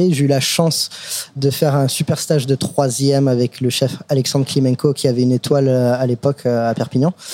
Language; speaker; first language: French; non-native, fluent; English